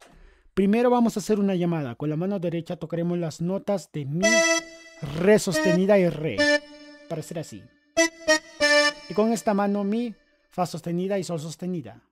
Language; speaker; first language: Spanish; native; Spanish